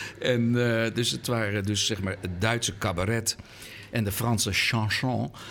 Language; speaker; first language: Dutch; early bilingual, other home language; English